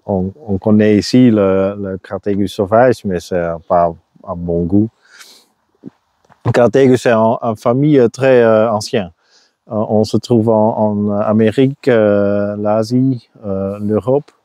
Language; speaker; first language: French; non-native, local second language; Dutch